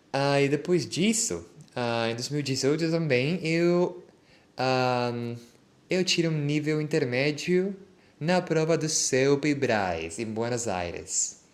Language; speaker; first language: Portuguese; non-native, fluent; Spanish